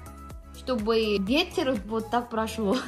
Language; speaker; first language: Russian; non-native, fluent; Korean